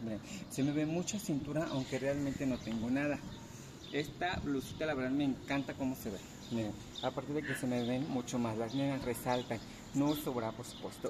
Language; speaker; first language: Spanish; native; Spanish